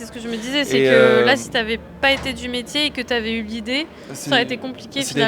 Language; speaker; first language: French; native; French